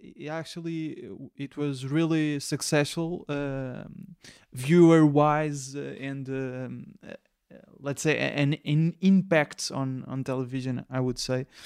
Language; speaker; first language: English; non-native, fluent; Portuguese